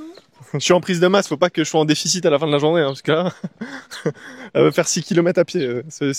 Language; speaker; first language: French; native; French